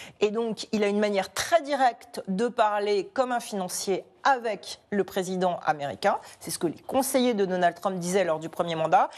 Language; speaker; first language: French; native; French